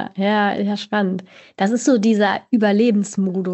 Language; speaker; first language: German; native; German